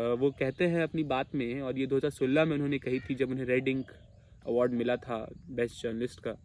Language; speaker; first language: Hindi; non-native, local second language; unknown